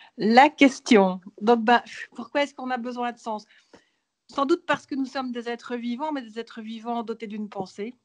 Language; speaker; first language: French; native; French